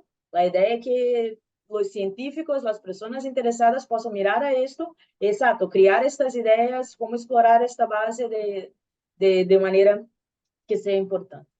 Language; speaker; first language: Spanish; non-native, learner; Portuguese